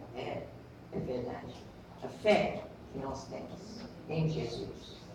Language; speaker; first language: Portuguese; non-native, fluent; English